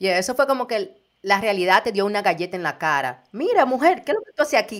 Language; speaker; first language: Spanish; early bilingual, heritage; Spanish